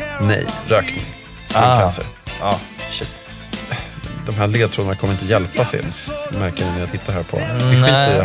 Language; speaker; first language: Swedish; native; Swedish